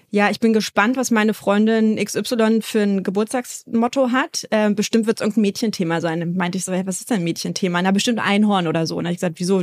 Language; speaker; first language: German; native; German